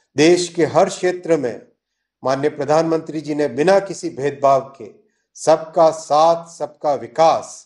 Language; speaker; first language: Hindi; native; Hindi